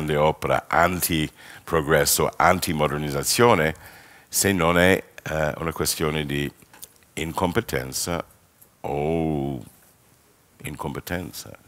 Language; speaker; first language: Italian; non-native, fluent; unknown